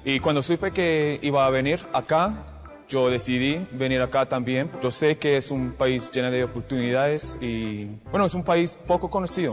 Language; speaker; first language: Spanish; non-native, fluent; English